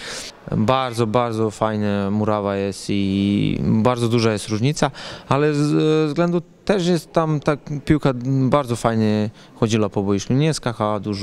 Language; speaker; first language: Polish; non-native, learner; Serbian